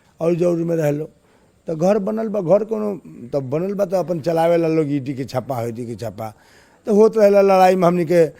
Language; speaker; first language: Bhojpuri; native; Bhojpuri